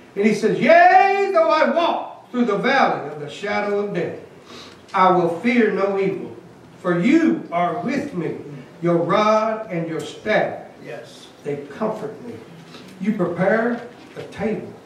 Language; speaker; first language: English; native; English